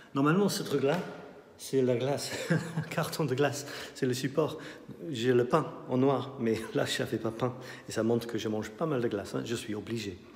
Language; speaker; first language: French; non-native, fluent; English